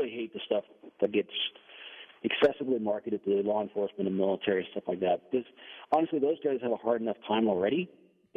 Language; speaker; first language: English; non-native, fluent; Danish